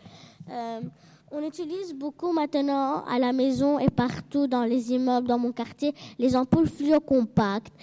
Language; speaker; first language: French; non-native, local second language; Arabic